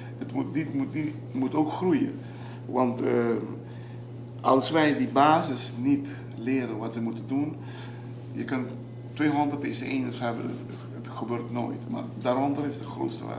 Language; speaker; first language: Dutch; non-native, local second language; Papiamento